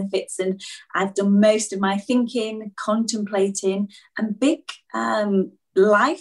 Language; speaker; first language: English; native; English